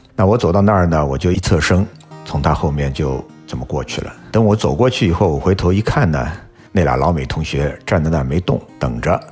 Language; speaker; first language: Chinese; native; Chinese